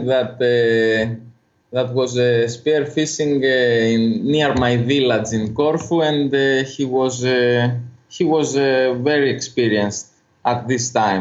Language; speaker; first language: English; non-native, fluent; Greek